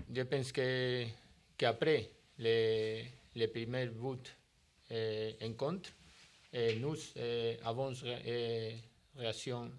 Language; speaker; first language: French; non-native, learner; Spanish